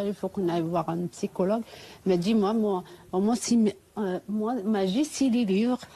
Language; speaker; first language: French; non-native, fluent; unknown